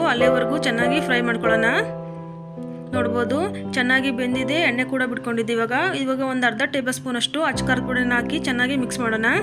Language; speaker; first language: Kannada; native; Kannada